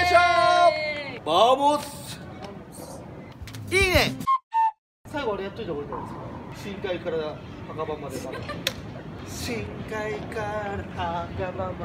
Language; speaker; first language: Japanese; native; Japanese